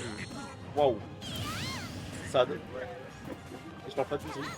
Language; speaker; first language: French; native; French